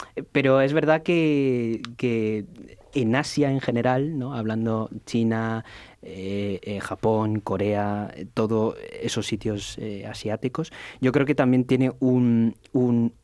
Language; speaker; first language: Spanish; non-native, fluent; Cantonese